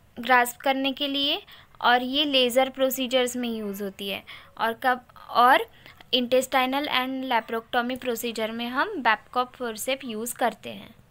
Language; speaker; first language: Hindi; non-native, local second language; Marathi